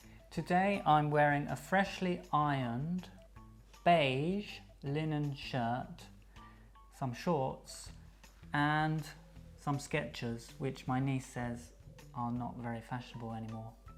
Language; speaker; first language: English; native; English